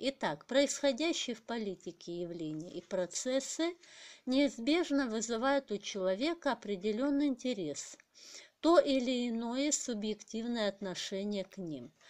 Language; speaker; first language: Russian; non-native, local second language; Kazakh